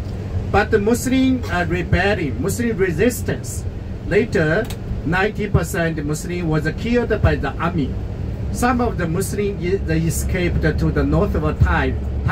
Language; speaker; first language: English; non-native, learner; Chinese